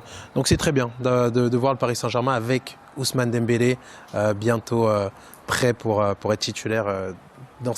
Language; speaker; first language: French; native; French